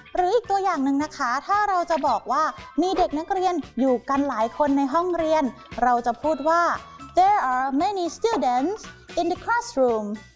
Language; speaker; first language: Thai; native; Thai